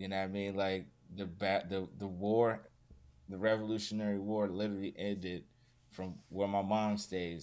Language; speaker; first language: English; native; English